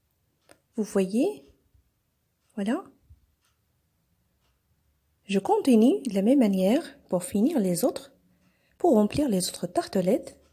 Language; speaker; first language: French; non-native, local second language; Arabic